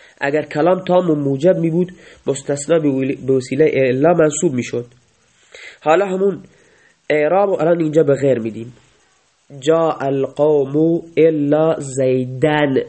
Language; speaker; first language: Persian; native; Persian